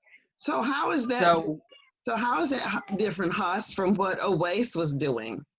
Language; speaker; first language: English; non-native, learner; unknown